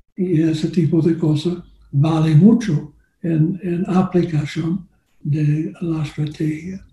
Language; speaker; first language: Spanish; non-native, learner; English